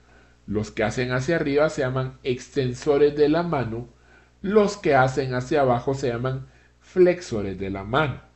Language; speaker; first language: Spanish; native; Spanish